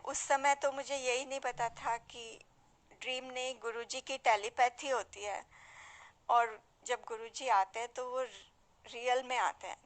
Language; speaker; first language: Hindi; native; Hindi